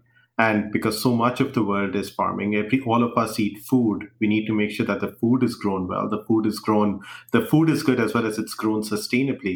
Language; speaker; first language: English; non-native, local second language; Hindi